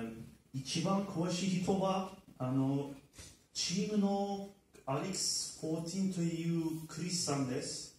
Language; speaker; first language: Japanese; non-native, learner; Turkish